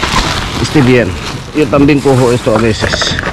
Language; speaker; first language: Spanish; non-native, learner; Filipino